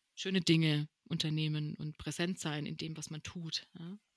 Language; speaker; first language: German; early bilingual, other home language; Spanish